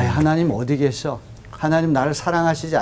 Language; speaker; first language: Korean; native; Korean